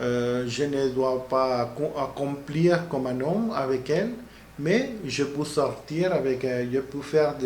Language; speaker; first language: French; non-native, learner; Spanish